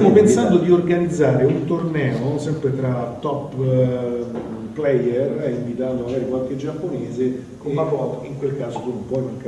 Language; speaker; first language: Italian; native; Italian